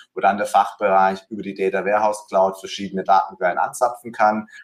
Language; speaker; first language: German; native; German